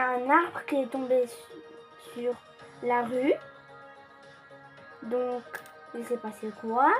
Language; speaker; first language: French; early bilingual, other home language; Polish